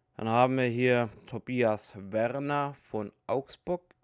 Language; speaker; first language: German; native; German